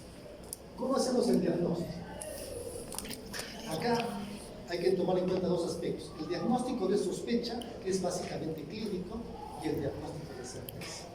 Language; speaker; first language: Spanish; native; Spanish